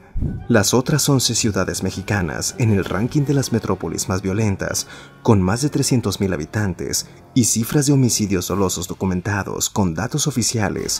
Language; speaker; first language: Spanish; native; Spanish